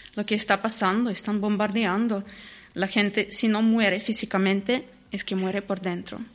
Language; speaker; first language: Spanish; non-native, fluent; Ukrainian